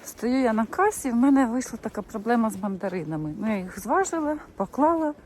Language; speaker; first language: Ukrainian; native; Ukrainian